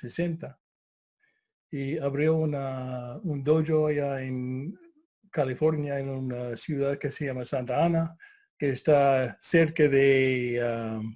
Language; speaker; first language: Spanish; non-native, fluent; English